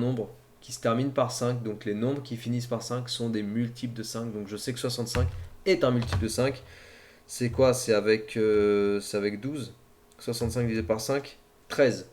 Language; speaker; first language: French; native; French